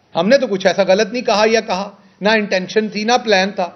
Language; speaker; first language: Urdu; native; Urdu